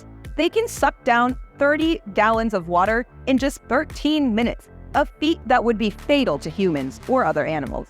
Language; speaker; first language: English; native; English